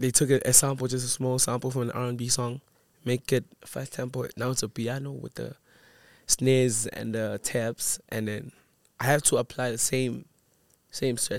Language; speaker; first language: English; non-native, local second language; Zulu